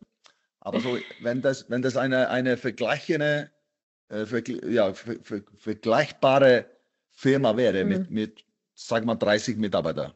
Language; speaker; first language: German; non-native, fluent; Icelandic